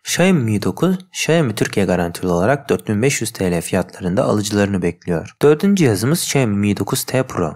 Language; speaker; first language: Turkish; native; Turkish